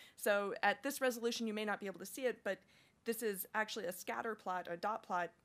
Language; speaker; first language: English; native; English